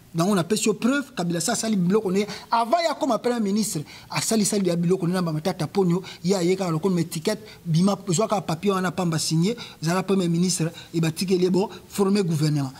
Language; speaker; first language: French; non-native, local second language; Lingala